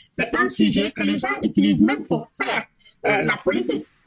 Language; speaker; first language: French; non-native, local second language; Wolof